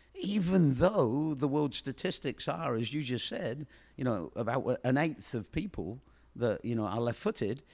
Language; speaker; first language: English; native; English